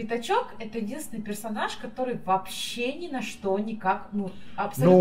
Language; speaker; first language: Russian; native; Russian